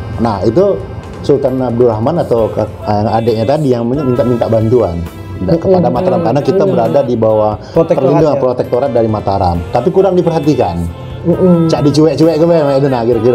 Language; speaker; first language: Indonesian; native; Indonesian